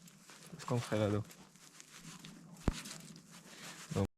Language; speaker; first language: Spanish; non-native, learner; French